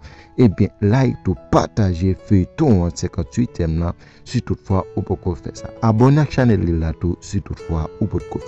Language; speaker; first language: French; non-native, local second language; Haitian Creole